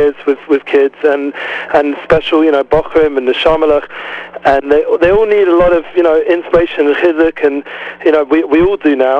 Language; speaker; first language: English; native; English